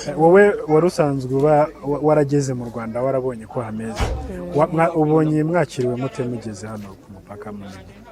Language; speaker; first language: Kinyarwanda; native; Kinyarwanda